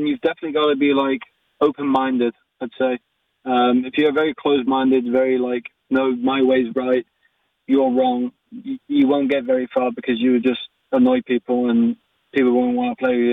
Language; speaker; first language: English; native; English